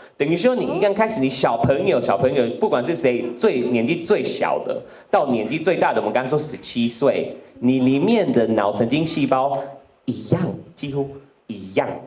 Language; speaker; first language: Chinese; non-native, fluent; English